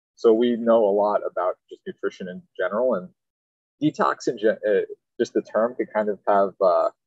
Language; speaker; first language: English; native; English